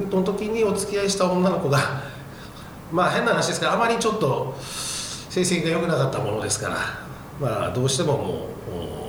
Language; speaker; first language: Japanese; native; Japanese